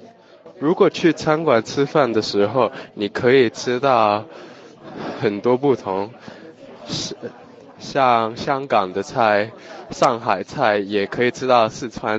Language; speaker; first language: Chinese; non-native, learner; English